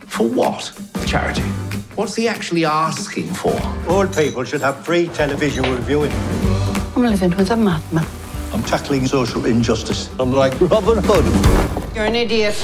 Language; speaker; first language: English; native; English